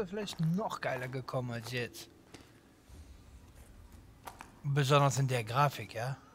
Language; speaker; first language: German; native; German